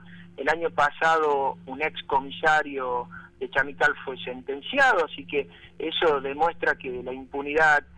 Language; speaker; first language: Spanish; native; Spanish